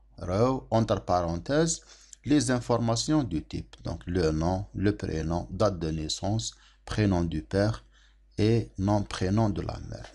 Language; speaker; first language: French; non-native, local second language; Arabic